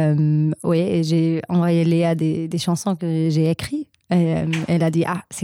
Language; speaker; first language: French; non-native, learner; German